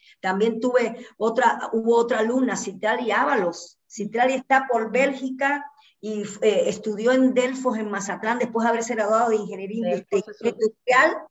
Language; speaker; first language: Spanish; native; Spanish